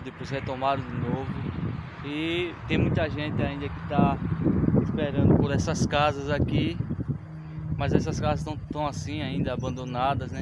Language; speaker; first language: Portuguese; native; Portuguese